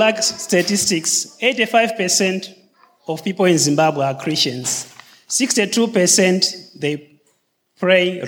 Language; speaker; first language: English; non-native, local second language; Shona